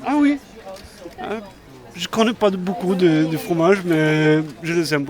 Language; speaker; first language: French; non-native, fluent; Swedish